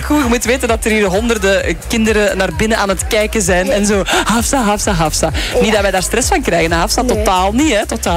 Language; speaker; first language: Dutch; native; Dutch